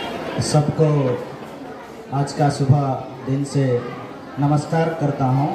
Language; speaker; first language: Hindi; non-native, local second language; Odia